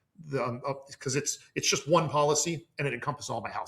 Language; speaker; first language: English; native; English